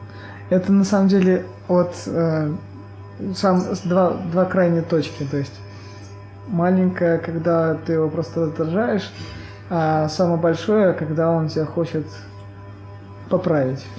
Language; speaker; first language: Russian; native; Russian